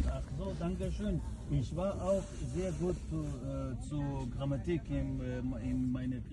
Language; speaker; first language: German; non-native, learner; Pashto